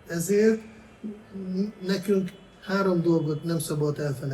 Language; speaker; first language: Hungarian; non-native, fluent; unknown